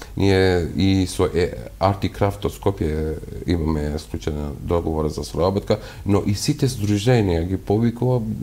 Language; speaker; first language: Macedonian; non-native, local second language; Albanian